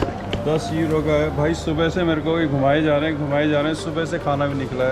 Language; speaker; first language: Hindi; native; Hindi